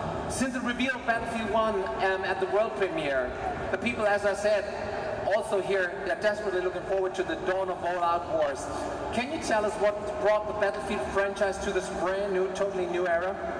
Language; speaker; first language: English; non-native, fluent; German